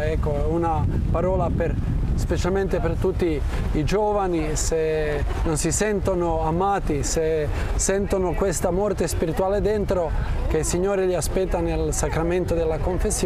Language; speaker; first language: Italian; non-native, fluent; Croatian